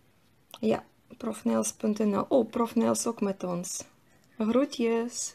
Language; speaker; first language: Dutch; non-native, fluent; Russian